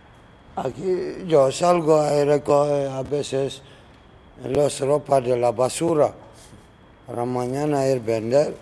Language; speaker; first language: Spanish; non-native, learner; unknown